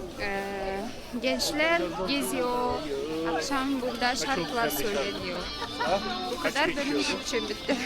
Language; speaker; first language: Turkish; non-native, learner; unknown